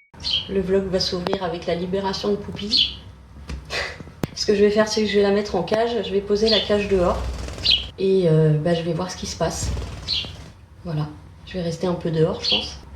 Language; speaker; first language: French; native; French